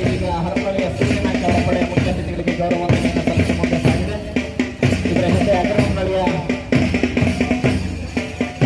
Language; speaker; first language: Kannada; native; Kannada